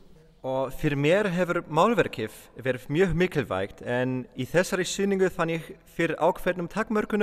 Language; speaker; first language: Icelandic; non-native, fluent; Polish